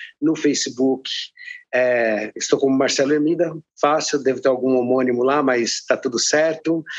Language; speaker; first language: Portuguese; native; Portuguese